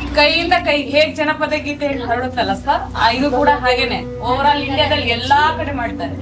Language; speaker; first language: Kannada; non-native, local second language; Lambadi